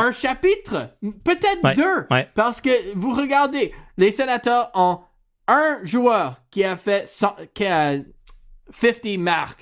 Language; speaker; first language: French; non-native, learner; English